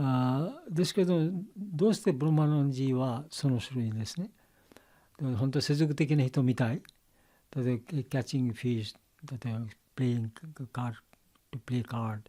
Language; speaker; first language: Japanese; non-native, learner; Bangla